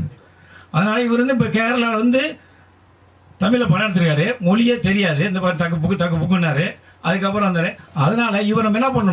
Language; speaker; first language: Tamil; native; Tamil